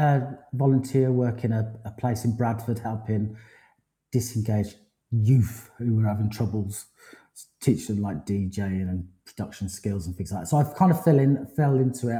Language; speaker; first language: English; native; English